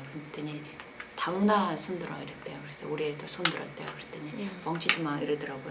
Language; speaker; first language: Korean; non-native, fluent; Mongolian